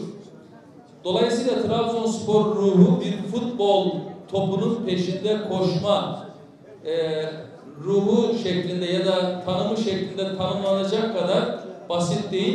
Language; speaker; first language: Turkish; native; Turkish